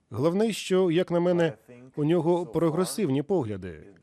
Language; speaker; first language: Ukrainian; native; Ukrainian